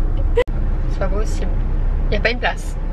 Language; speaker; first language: French; native; French